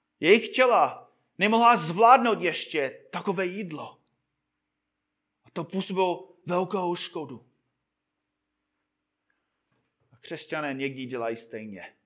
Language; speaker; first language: Czech; non-native, fluent; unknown